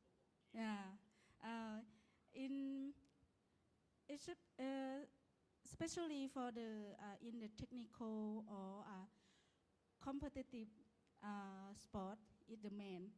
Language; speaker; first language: English; non-native, learner; Lao